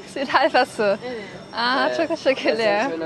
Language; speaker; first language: Turkish; non-native, learner; English